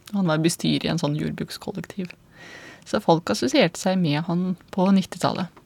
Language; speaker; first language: Norwegian; non-native, fluent; Russian